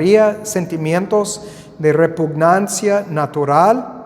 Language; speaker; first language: Spanish; non-native, fluent; English